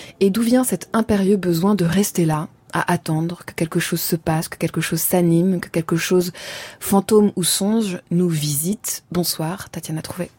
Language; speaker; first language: French; native; French